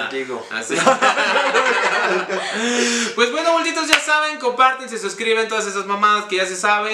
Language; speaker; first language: Spanish; native; Spanish